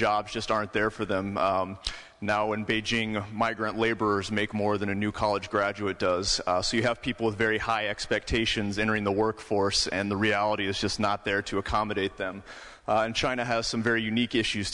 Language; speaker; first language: English; native; English